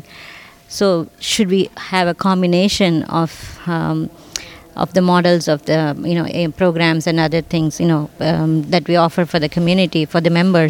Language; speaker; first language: English; non-native, local second language; Tamil